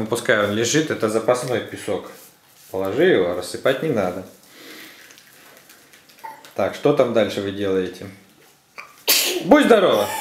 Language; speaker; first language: Russian; native; Russian